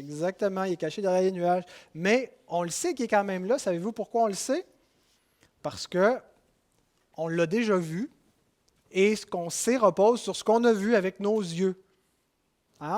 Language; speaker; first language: French; native; French